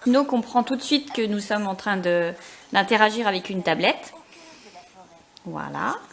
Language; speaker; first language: French; native; French